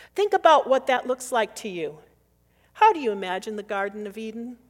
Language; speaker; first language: English; native; English